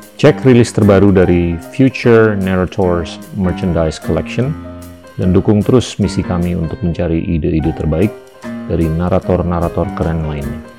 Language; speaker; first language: Indonesian; native; Indonesian